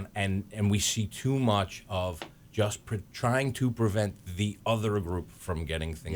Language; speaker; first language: English; native; English